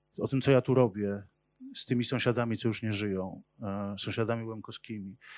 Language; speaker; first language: Polish; native; Polish